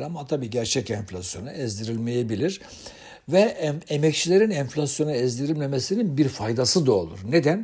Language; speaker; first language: Turkish; native; Turkish